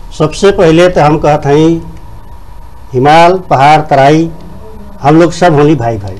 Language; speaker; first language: Bhojpuri; non-native, local second language; Rana Tharu